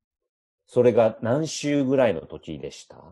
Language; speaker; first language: Japanese; native; Japanese